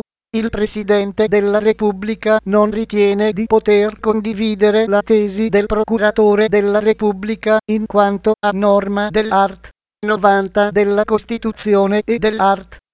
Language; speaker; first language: Italian; native; Italian